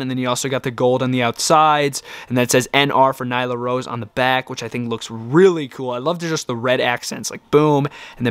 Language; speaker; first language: English; native; English